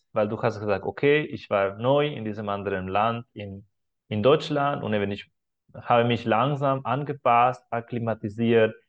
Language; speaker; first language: German; non-native, fluent; Spanish